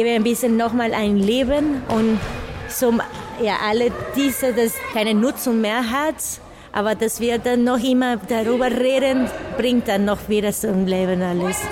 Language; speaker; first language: German; non-native, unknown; Spanish